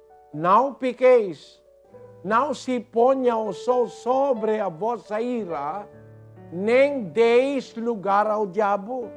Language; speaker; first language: Portuguese; non-native, learner; Filipino